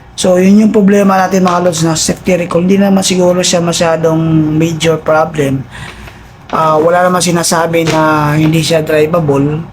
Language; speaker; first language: Filipino; non-native, local second language; Cebuano